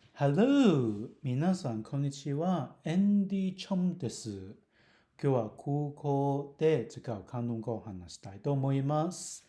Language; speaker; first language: Japanese; non-native, fluent; Cantonese